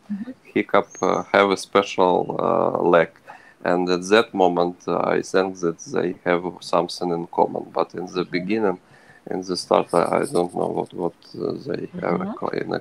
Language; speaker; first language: English; non-native, learner; Ukrainian